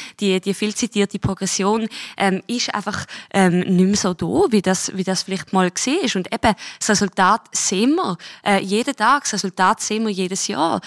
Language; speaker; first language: German; native; German